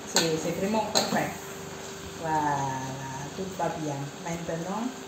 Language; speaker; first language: French; non-native, learner; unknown